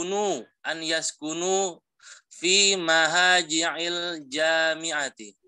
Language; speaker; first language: Arabic; non-native, learner; Indonesian